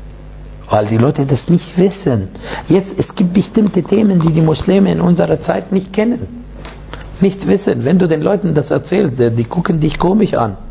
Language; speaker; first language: German; non-native, fluent; Arabic